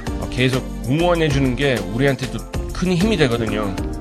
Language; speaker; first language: Korean; non-native, fluent; English